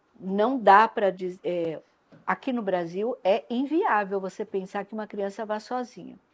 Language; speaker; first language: Portuguese; non-native, local second language; Japanese